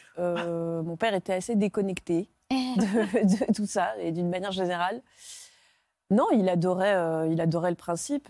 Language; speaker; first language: French; native; French